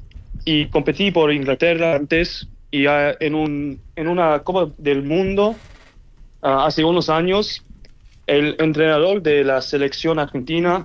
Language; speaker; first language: Spanish; early bilingual, heritage; English